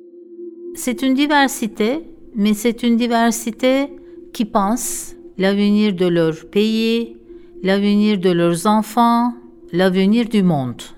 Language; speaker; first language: French; non-native, fluent; Turkish